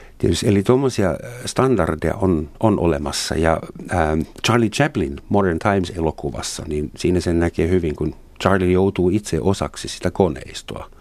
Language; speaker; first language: Finnish; non-native, fluent; German